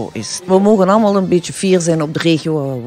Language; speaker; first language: Dutch; native; Dutch